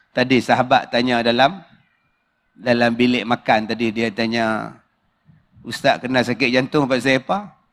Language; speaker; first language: Malay; native; Malay